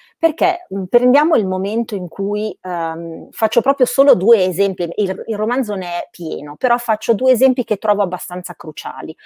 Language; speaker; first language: Italian; native; Italian